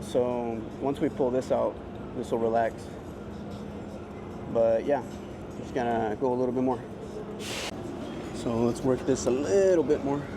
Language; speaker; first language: English; native; English